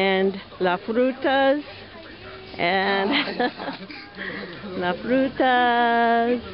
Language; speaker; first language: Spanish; non-native, learner; English